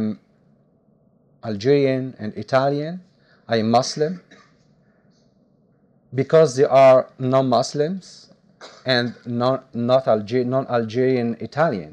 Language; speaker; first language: English; non-native, fluent; Arabic